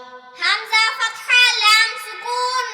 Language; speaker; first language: Arabic; non-native, learner; Bangla